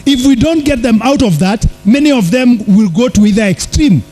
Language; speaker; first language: English; non-native, local second language; Swahili